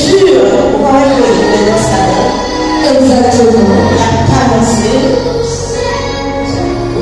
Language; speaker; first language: French; non-native, local second language; Haitian Creole